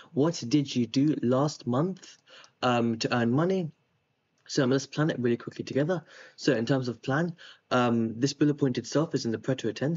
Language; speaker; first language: English; native; English